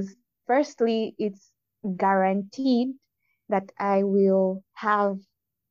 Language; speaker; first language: English; non-native, local second language; Bemba